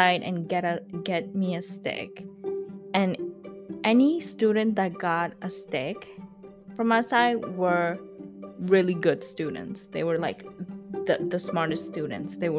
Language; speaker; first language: English; early bilingual, other home language; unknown